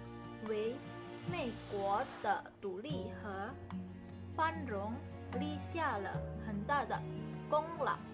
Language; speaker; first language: Chinese; non-native, fluent; Indonesian